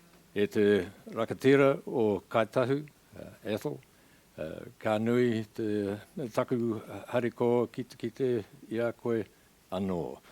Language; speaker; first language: Māori; non-native, learner; English